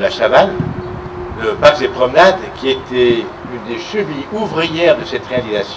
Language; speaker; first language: French; native; French